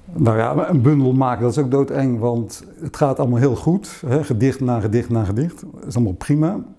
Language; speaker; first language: Dutch; native; Dutch